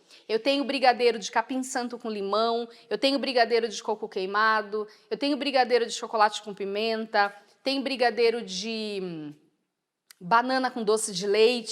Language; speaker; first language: Portuguese; native; Portuguese